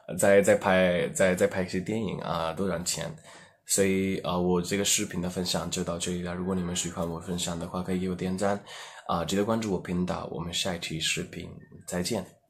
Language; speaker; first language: Chinese; non-native, fluent; Hindi